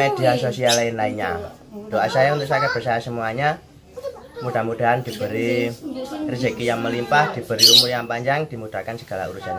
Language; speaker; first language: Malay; non-native, local second language; Javanese